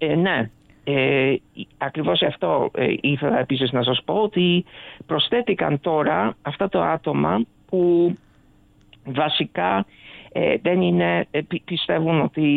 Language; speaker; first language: Greek; early bilingual, other home language; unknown